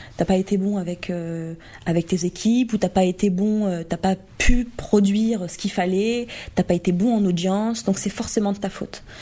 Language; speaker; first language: French; native; French